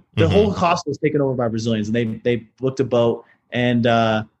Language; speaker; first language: English; native; English